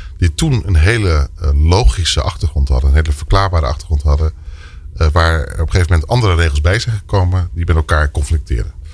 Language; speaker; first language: Dutch; native; Dutch